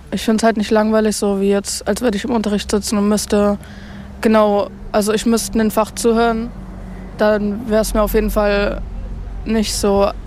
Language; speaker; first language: German; native; German